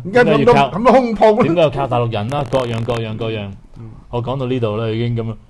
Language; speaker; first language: Cantonese; native; Cantonese